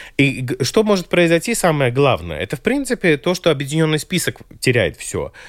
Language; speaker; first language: Russian; non-native, local second language; Latvian